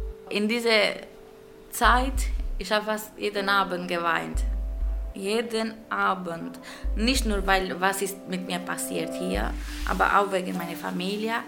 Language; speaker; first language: German; non-native, learner; Albanian